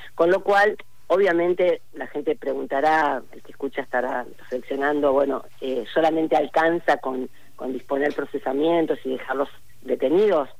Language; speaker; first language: Spanish; native; Spanish